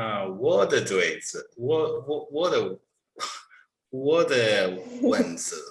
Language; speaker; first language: Chinese; non-native, learner; English